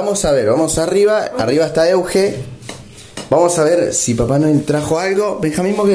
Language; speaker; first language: Spanish; native; Spanish